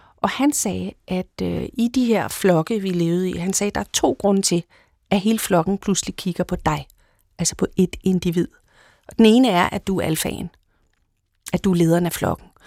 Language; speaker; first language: Danish; native; Danish